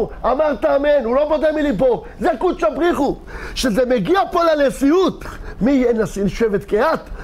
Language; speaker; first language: Hebrew; native; Hebrew